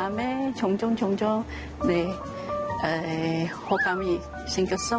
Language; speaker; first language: Korean; non-native, learner; Chinese